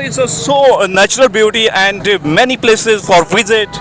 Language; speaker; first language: English; non-native, learner; Urdu